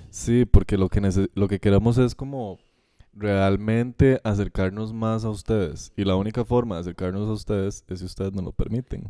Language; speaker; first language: Spanish; native; Spanish